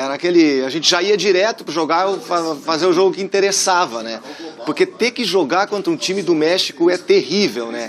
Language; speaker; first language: Portuguese; native; Portuguese